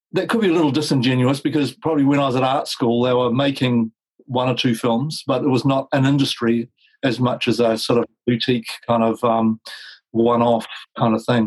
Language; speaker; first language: English; native; English